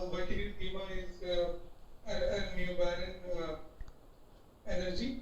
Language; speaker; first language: German; non-native, learner; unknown